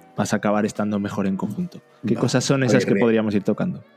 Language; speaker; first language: Spanish; native; Spanish